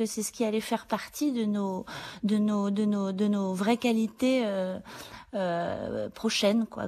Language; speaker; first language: French; native; French